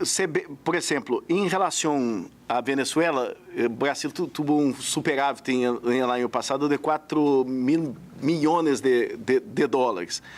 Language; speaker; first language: Spanish; non-native, fluent; Portuguese